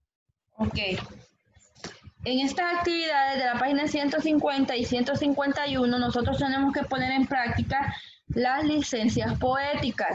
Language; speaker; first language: Spanish; native; Spanish